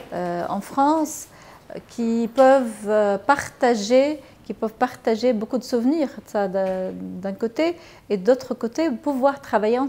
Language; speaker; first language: French; non-native, fluent; Arabic